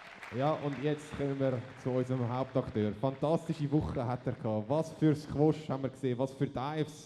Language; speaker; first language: German; native; German